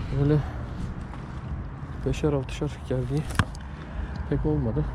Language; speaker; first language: Turkish; native; Turkish